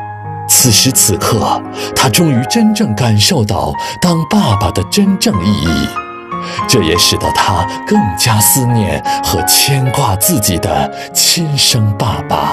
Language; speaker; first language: Chinese; native; Chinese